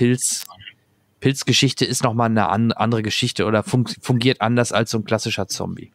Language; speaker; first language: German; native; German